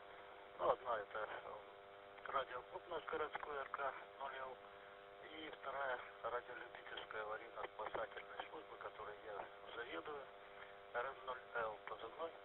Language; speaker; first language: Russian; native; Russian